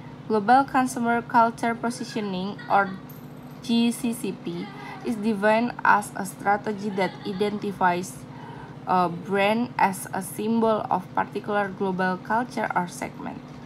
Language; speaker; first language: English; non-native, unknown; Indonesian